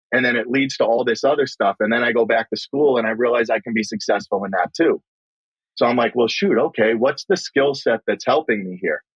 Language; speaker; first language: English; native; English